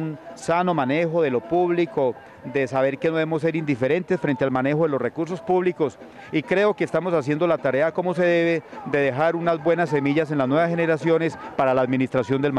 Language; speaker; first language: Spanish; native; Spanish